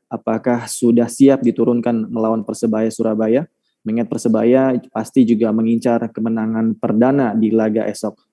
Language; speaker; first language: Indonesian; native; Indonesian